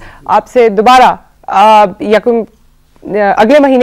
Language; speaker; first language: Urdu; native; Urdu